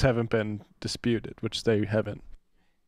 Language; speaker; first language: English; native; English